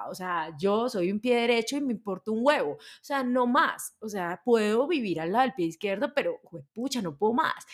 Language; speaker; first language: Spanish; native; Spanish